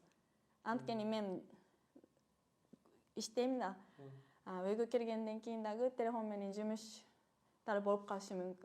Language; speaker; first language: Kyrgyz; non-native, fluent; Japanese